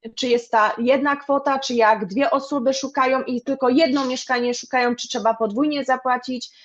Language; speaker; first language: Polish; early bilingual, other home language; German